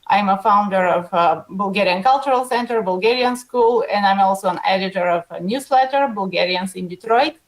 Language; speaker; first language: English; non-native, fluent; Bulgarian